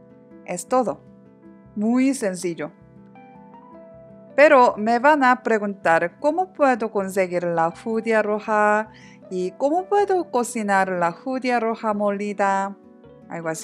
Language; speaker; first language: Spanish; non-native, learner; Korean